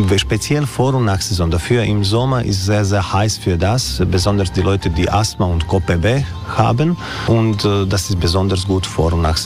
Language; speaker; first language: German; non-native, learner; Croatian